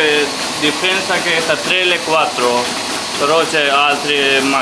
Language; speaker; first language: Italian; non-native, learner; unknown